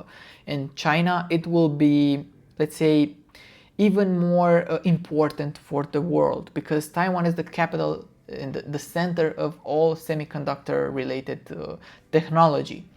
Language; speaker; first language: English; non-native, fluent; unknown